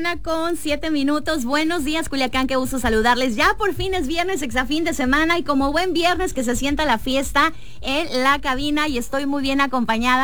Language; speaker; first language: Spanish; native; Spanish